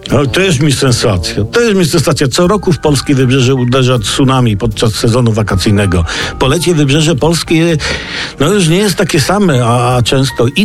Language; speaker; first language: Polish; native; Polish